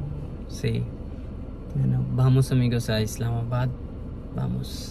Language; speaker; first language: Spanish; non-native, learner; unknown